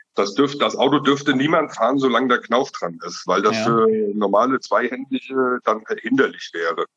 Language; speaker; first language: German; native; German